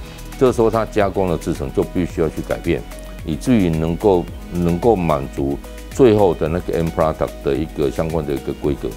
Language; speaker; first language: Chinese; native; Chinese